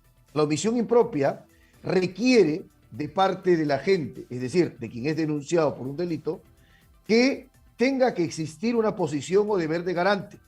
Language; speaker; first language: Spanish; native; Spanish